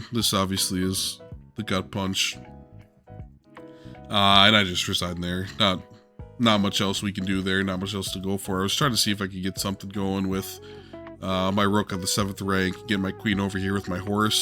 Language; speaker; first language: English; native; English